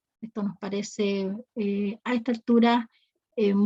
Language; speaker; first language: Spanish; native; Spanish